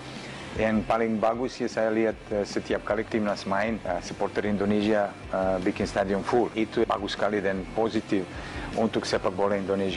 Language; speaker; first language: Indonesian; non-native, fluent; Serbian